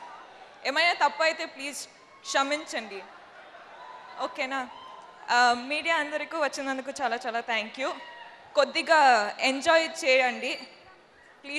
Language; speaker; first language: Telugu; non-native, learner; Kannada